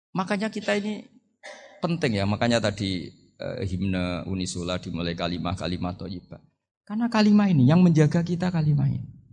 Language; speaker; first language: Indonesian; non-native, local second language; Javanese